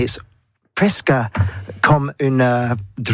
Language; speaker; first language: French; non-native, learner; English